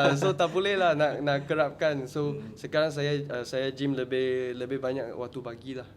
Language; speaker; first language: Malay; non-native, local second language; Chinese